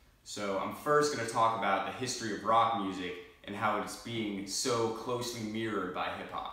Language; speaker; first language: English; native; English